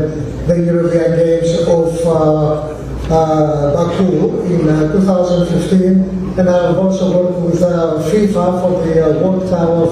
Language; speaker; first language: English; non-native, fluent; Greek